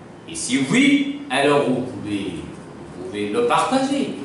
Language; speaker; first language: French; non-native, fluent; Hindi